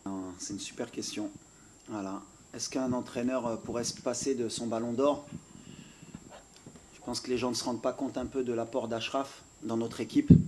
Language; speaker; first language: French; native; French